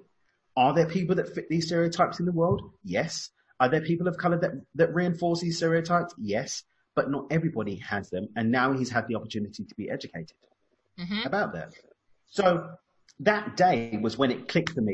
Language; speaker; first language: English; native; English